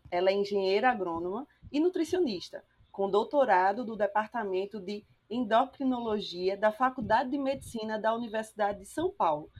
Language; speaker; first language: Portuguese; native; Portuguese